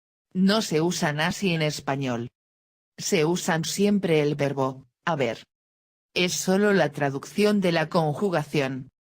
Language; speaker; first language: Spanish; non-native, fluent; Dutch